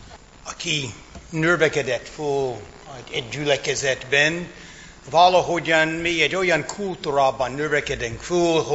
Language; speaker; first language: Hungarian; non-native, fluent; English